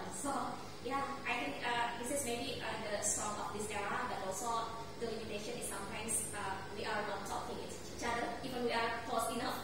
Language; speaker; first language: English; non-native, learner; Indonesian